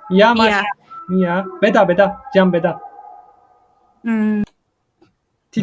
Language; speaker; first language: Indonesian; non-native, learner; Turkish